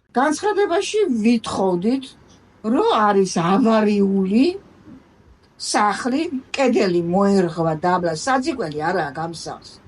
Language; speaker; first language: Georgian; native; Georgian